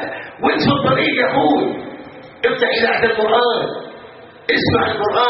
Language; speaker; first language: Arabic; native; Arabic